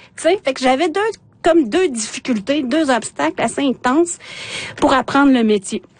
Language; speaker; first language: French; non-native, local second language; Innu-aimun